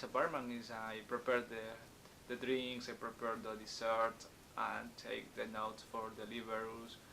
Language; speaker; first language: English; non-native, learner; Spanish